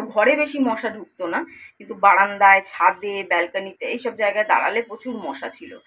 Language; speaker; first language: Bangla; native; Bangla